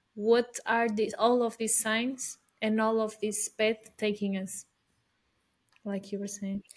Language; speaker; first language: English; non-native, fluent; Portuguese